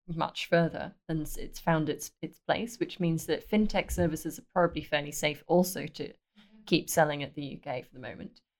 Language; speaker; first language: English; native; English